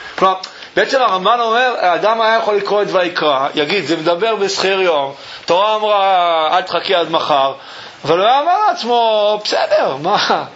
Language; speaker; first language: Hebrew; early bilingual, other home language; English